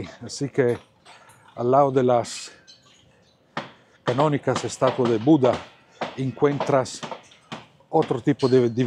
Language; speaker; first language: Spanish; non-native, fluent; Italian